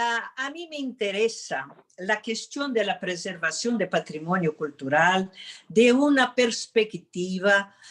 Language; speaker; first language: Spanish; non-native, fluent; Portuguese